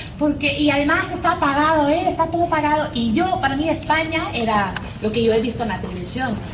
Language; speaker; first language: Spanish; non-native, fluent; English